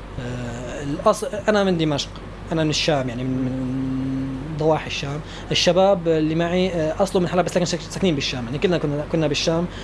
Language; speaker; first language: Arabic; native; Arabic